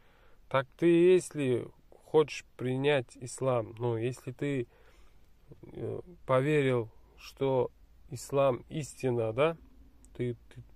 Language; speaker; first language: Russian; non-native, fluent; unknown